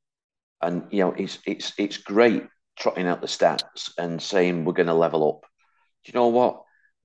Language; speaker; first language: English; native; English